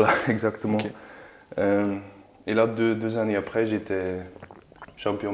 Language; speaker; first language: French; non-native, learner; Dutch